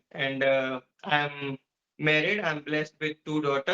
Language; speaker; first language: English; non-native, learner; Hindi